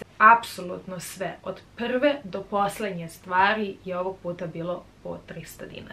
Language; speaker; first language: Serbian; native; Serbian